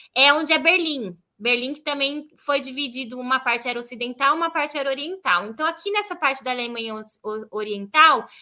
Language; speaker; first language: Portuguese; native; Portuguese